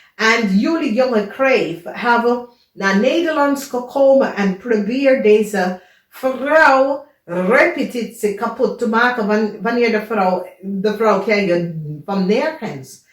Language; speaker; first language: Dutch; non-native, learner; English